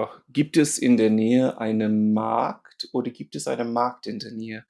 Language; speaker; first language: German; non-native, fluent; English